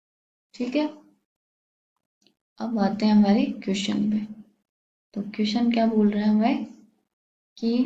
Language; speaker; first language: Hindi; native; Hindi